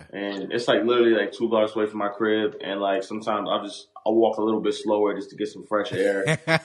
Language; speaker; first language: English; native; English